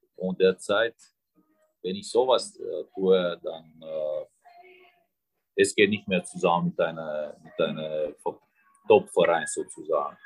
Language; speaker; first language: German; non-native, fluent; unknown